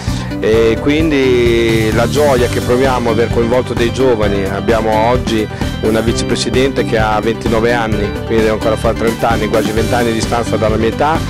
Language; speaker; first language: Italian; native; Italian